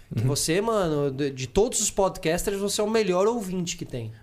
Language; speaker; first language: Portuguese; early bilingual, other home language; Spanish